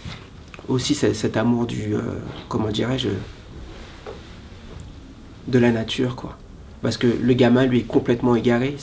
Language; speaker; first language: French; native; French